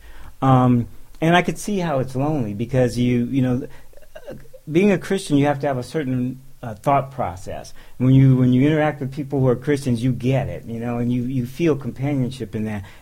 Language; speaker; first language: English; native; English